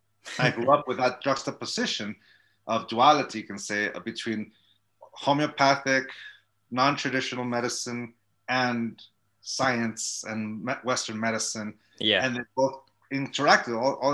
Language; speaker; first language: English; native; English